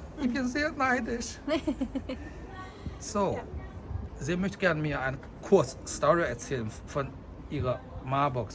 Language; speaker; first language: German; non-native, fluent; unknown